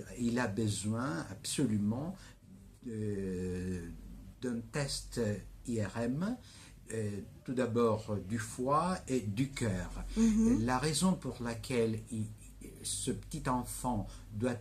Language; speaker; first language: French; non-native, fluent; Greek